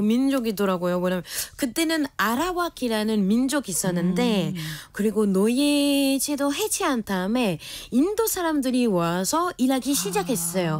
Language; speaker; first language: Korean; non-native, fluent; French